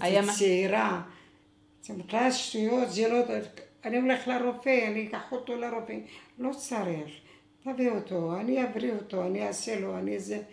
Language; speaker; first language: Hebrew; non-native, fluent; Arabic